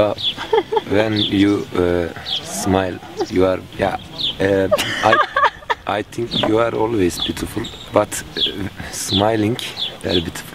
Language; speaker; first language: English; non-native, learner; Turkish